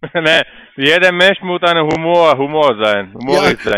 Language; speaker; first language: German; non-native, learner; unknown